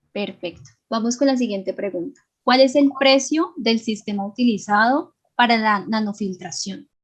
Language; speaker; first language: Spanish; native; Spanish